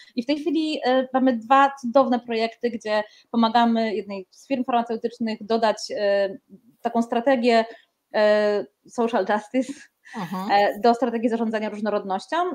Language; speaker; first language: Polish; native; Polish